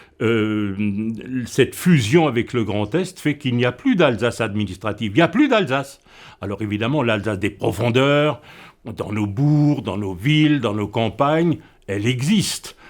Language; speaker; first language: French; non-native, local second language; Swiss German